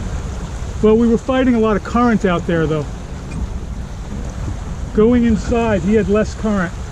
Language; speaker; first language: English; native; English